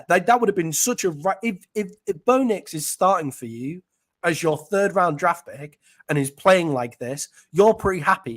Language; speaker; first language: English; native; English